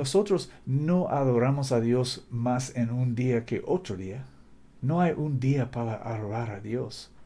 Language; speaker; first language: Spanish; non-native, fluent; English